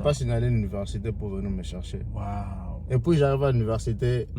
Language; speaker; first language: French; non-native, local second language; Swahili